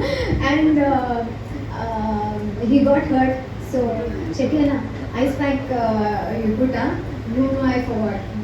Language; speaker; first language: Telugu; non-native, learner; Hindi